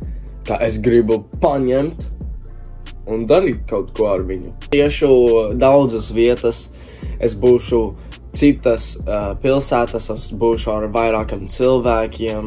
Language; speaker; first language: Latvian; early bilingual, heritage; English